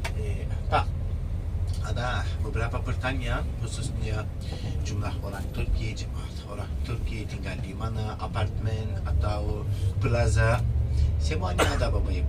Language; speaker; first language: Indonesian; non-native, fluent; Turkish